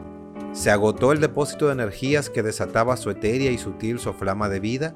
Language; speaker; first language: Spanish; native; Spanish